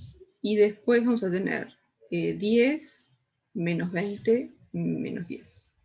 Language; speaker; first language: Spanish; native; Spanish